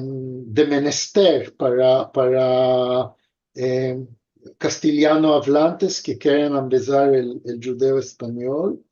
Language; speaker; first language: Spanish; early bilingual, heritage; Ladino